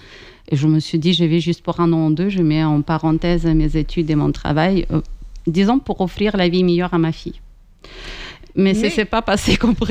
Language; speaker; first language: French; non-native, fluent; Ukrainian